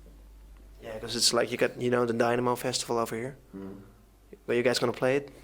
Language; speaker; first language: English; non-native, fluent; Dutch